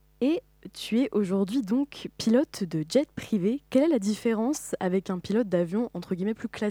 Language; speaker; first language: French; native; French